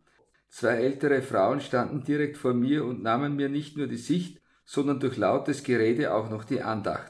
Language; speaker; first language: German; native; German